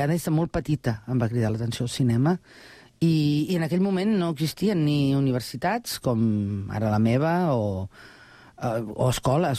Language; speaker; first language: Catalan; native; Catalan